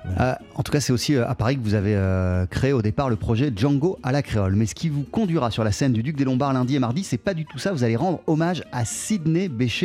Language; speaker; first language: French; native; French